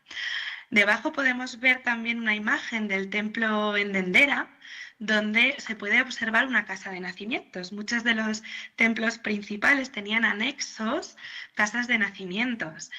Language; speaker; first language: Spanish; native; Spanish